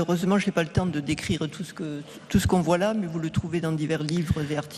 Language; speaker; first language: French; native; French